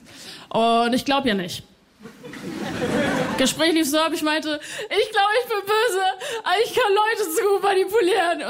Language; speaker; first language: German; early bilingual, other home language; Spanish